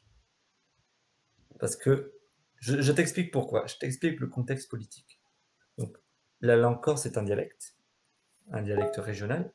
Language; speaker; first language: French; native; French